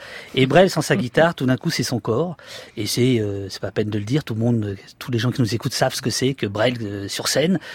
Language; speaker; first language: French; native; French